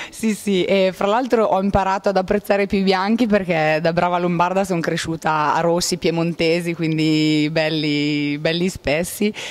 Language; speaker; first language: Italian; native; Italian